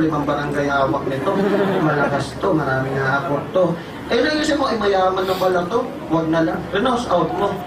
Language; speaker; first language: Filipino; native; Filipino